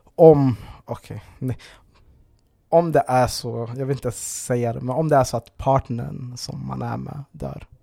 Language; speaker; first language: Swedish; native; Swedish